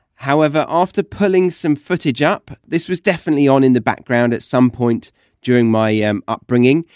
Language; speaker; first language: English; native; English